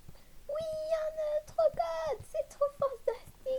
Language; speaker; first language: French; native; French